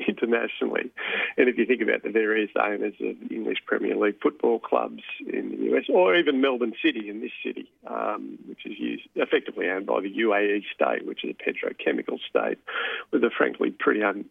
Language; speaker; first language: English; native; English